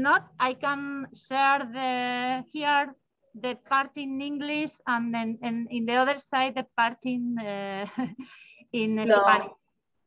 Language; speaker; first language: English; non-native, learner; Spanish